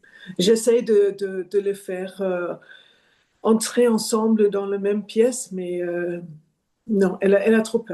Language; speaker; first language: French; non-native, fluent; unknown